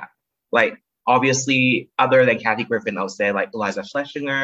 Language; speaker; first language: English; non-native, local second language; Chinese